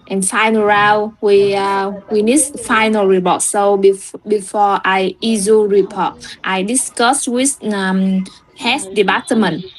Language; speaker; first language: English; non-native, learner; Vietnamese